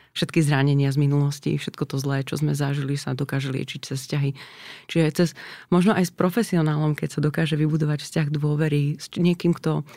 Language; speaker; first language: Slovak; native; Slovak